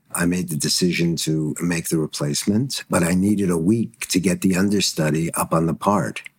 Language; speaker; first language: English; early bilingual, other home language; German